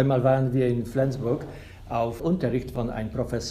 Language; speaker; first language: German; non-native, fluent; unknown